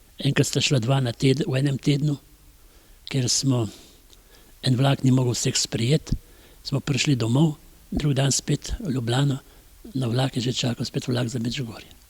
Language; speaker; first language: Slovenian; native; Slovenian